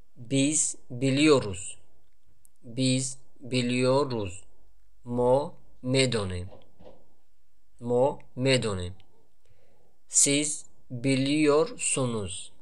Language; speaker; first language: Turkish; non-native, fluent; Tajik